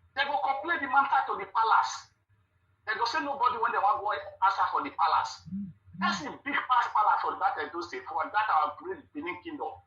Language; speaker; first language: Nigerian Pidgin; non-native, local second language; Bini